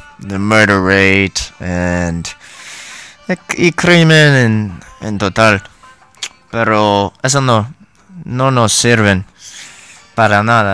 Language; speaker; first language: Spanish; non-native, learner; English